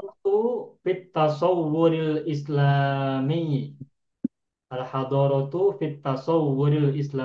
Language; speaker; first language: Arabic; non-native, fluent; Indonesian